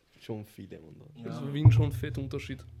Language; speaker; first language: German; native; German